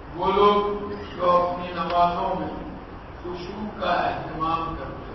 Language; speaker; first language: Urdu; non-native, local second language; Gujarati